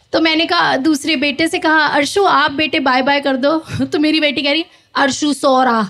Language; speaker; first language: Hindi; native; Hindi